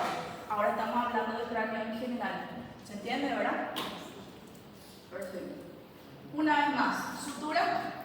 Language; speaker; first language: Spanish; native; Spanish